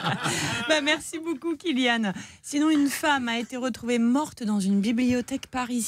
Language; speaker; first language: French; native; French